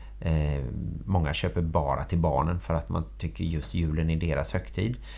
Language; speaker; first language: Swedish; native; Swedish